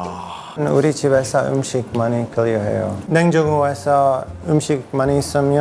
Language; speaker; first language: Korean; non-native, learner; English